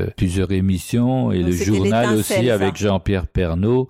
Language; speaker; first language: French; native; French